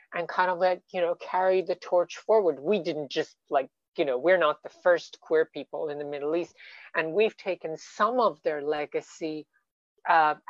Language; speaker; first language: English; non-native, fluent; Persian